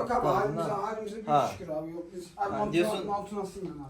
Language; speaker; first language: Turkish; native; Turkish